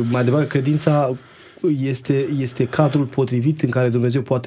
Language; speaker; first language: Romanian; native; Romanian